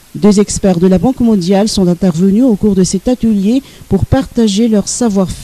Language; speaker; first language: French; non-native, local second language; Malagasy